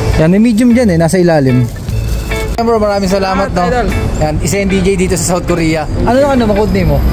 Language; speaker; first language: Filipino; native; Filipino